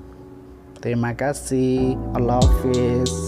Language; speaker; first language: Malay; non-native, learner; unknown